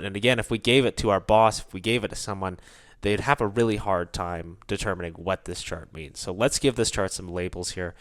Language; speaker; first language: English; native; English